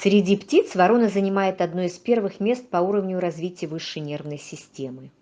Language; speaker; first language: Russian; native; Russian